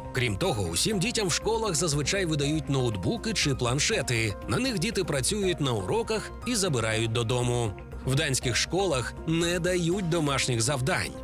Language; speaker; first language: Ukrainian; native; Ukrainian